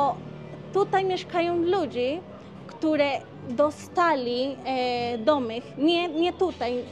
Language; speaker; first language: Polish; non-native, learner; Spanish